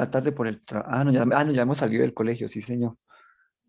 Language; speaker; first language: Spanish; native; Spanish